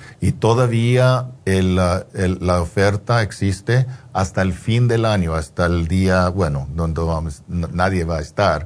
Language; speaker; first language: Spanish; non-native, fluent; English